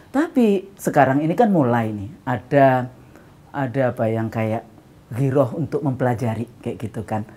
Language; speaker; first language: Indonesian; native; Indonesian